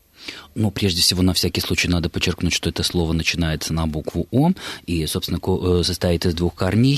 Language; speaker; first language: Russian; native; Russian